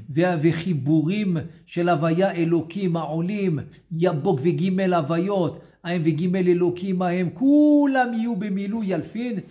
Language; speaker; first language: Hebrew; non-native, fluent; French